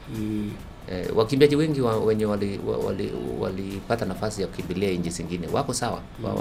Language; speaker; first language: Swahili; non-native, local second language; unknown